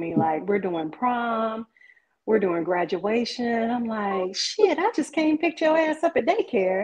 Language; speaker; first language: English; native; English